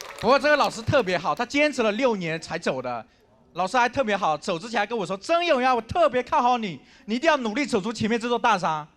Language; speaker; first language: Chinese; non-native, local second language; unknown